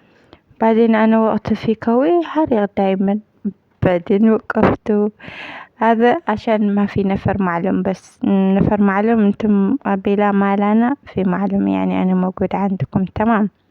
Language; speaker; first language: Arabic; non-native, learner; Amharic